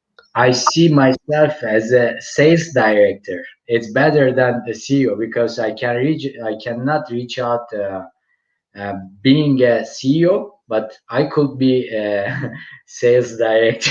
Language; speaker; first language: English; non-native, fluent; Turkish